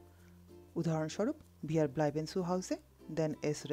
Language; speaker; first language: German; non-native, fluent; Bangla